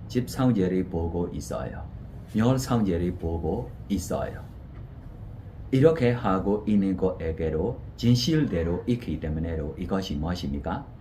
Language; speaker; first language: Korean; non-native, fluent; Burmese